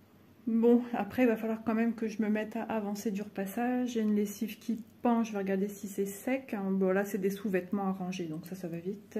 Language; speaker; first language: French; native; French